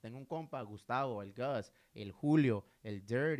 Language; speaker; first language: Spanish; early bilingual, heritage; Spanish